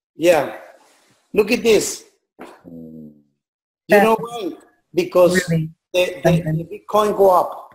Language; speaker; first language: English; non-native, learner; Spanish